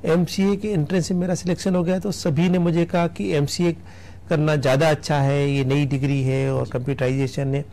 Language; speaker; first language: Hindi; native; Hindi